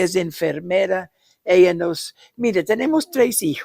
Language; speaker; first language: Spanish; non-native, fluent; English